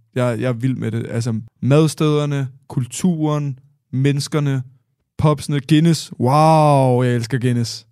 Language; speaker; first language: Danish; native; Danish